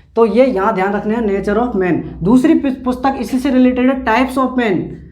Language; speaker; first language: Hindi; native; Hindi